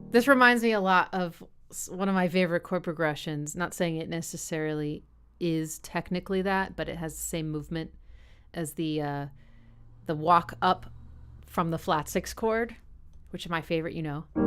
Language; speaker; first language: English; native; English